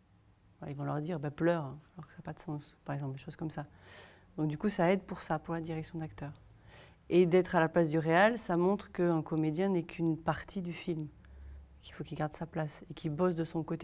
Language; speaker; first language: French; native; French